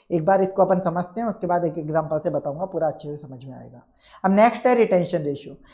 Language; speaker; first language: Hindi; native; Hindi